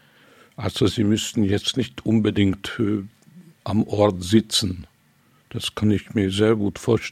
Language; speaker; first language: German; non-native, fluent; Hungarian